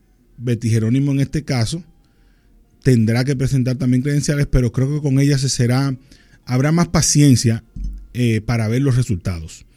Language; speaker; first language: Spanish; native; Spanish